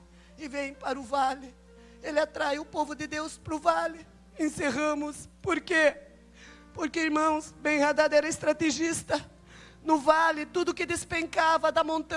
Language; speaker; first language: Portuguese; native; Portuguese